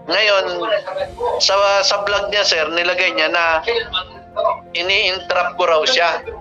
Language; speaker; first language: Filipino; non-native, local second language; Bikol